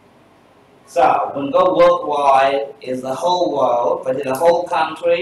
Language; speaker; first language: English; non-native, fluent; Vietnamese